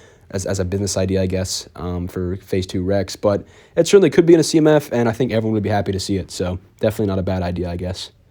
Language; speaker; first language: English; native; English